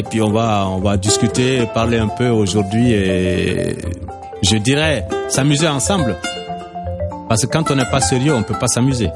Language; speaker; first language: French; non-native, local second language; Bambara